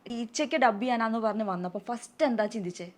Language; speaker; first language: Malayalam; native; Malayalam